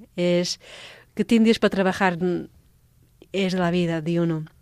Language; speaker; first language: Spanish; non-native, fluent; Portuguese